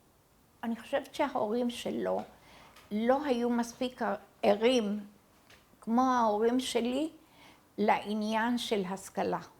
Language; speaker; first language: Hebrew; early bilingual, other home language; Arabic